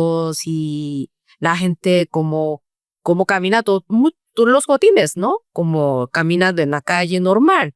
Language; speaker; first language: Spanish; non-native, fluent; Korean